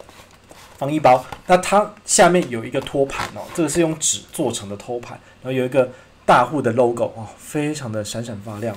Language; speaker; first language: Chinese; native; Chinese